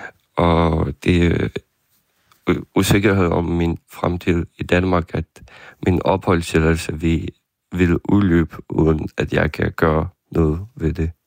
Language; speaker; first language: Danish; early bilingual, other home language; Ukrainian